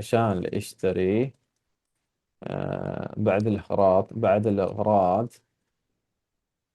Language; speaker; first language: Arabic; non-native, fluent; Urdu